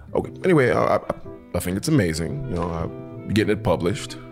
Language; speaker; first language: English; native; English